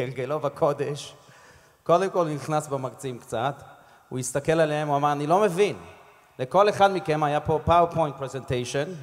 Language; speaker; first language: Hebrew; non-native, fluent; English